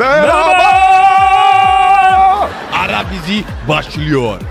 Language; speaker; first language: Turkish; non-native, learner; Italian